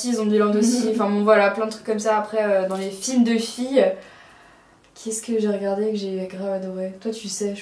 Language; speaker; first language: French; native; French